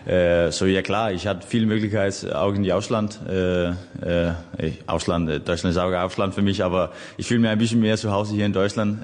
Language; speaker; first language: German; non-native, fluent; Danish